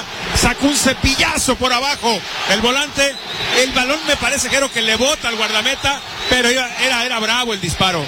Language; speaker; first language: Spanish; native; Spanish